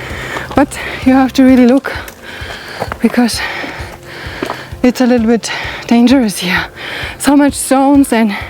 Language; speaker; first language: English; non-native, learner; German